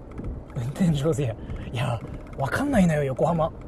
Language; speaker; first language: Japanese; native; Japanese